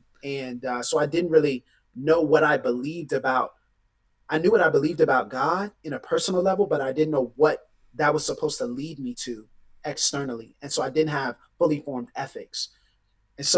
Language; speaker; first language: English; native; English